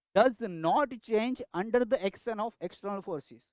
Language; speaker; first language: English; non-native, local second language; Gujarati